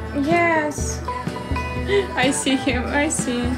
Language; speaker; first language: English; non-native, learner; Ukrainian